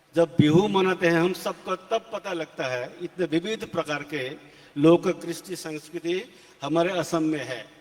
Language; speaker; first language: Hindi; non-native, local second language; Assamese